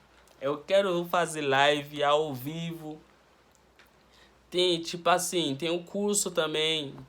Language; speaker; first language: Portuguese; non-native, learner; Haitian Creole